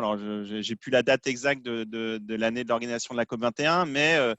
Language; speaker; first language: French; native; French